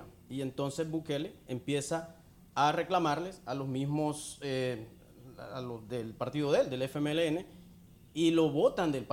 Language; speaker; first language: Spanish; native; Spanish